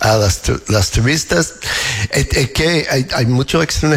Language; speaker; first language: Spanish; non-native, fluent; English